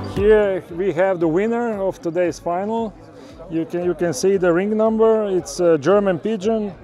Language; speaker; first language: English; non-native, fluent; Slovenian